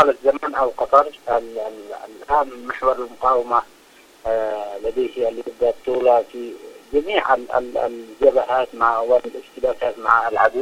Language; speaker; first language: Arabic; native; Arabic